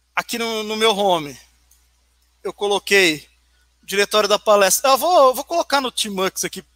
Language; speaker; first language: Portuguese; native; Portuguese